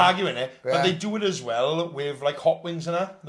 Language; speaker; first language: English; native; English